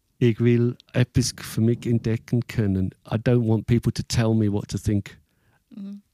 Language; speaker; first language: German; non-native, fluent; English